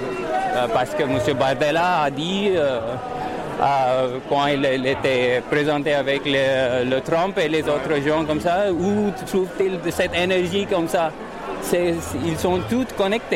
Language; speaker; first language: French; non-native, fluent; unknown